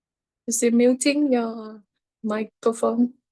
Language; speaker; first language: English; non-native, learner; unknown